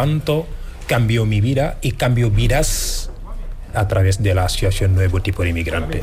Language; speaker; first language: Spanish; non-native, fluent; Wolof